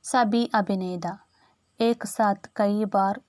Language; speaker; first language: Hindi; non-native, local second language; Malayalam